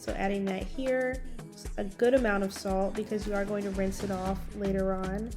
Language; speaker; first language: English; native; English